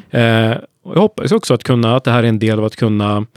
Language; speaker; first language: Swedish; native; Swedish